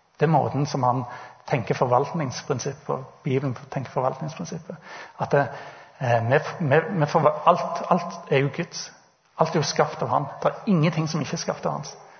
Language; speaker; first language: Norwegian; native; Norwegian